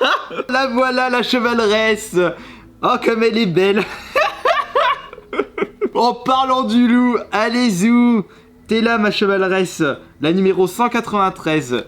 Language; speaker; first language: French; native; French